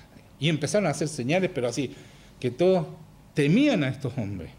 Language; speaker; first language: Spanish; native; Spanish